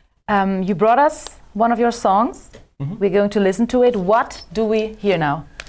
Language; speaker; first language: English; non-native, fluent; German